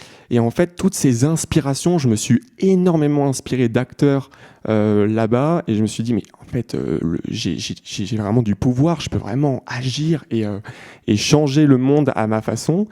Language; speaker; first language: French; native; French